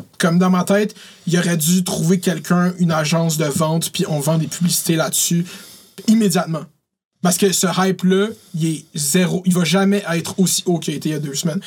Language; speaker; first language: French; early bilingual, other home language; Arabic